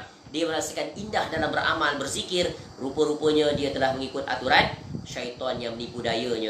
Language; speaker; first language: Malay; native; Malay